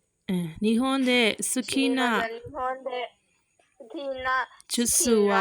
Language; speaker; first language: Japanese; non-native, learner; Burmese